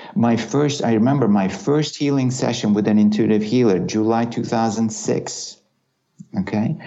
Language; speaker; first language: English; non-native, fluent; Turkish